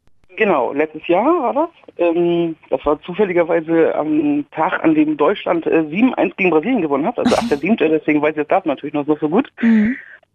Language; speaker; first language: German; native; German